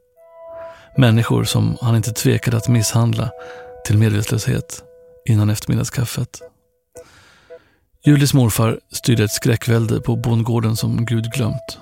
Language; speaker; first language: Swedish; native; Swedish